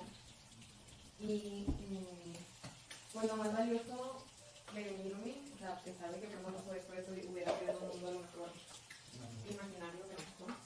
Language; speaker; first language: Spanish; early bilingual, heritage; Spanish